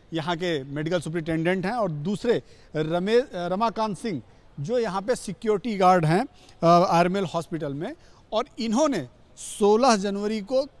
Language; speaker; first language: Hindi; native; Hindi